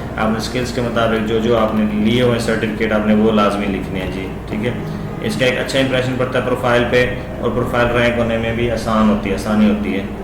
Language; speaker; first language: Urdu; non-native, local second language; Punjabi